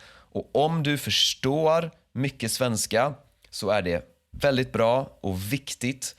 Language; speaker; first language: Swedish; native; Swedish